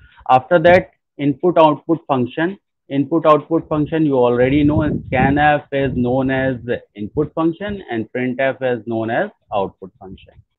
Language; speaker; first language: English; non-native, local second language; Hindi